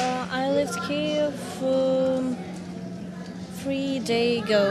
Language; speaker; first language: English; non-native, learner; Ukrainian